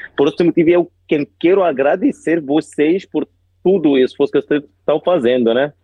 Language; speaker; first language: Portuguese; non-native, fluent; Arabic